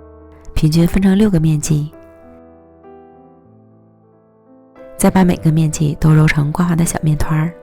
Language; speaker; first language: Chinese; native; Chinese